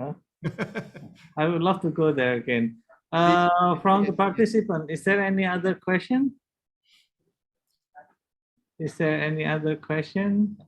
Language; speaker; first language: English; non-native, learner; Indonesian